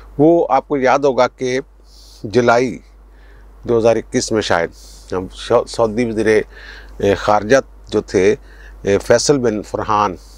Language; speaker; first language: Urdu; non-native, local second language; Punjabi